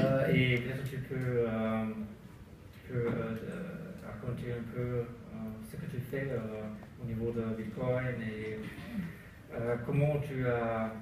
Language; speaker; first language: French; non-native, learner; German